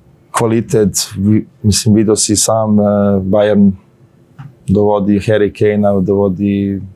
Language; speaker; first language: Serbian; early bilingual, heritage; Serbian